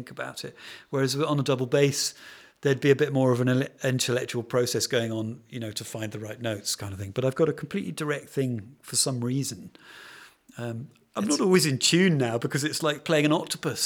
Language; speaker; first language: English; native; English